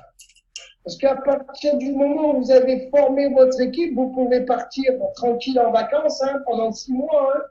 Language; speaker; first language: French; non-native, fluent; Italian